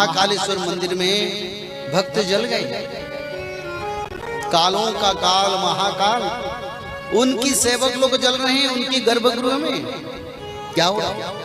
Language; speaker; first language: Hindi; non-native, local second language; Odia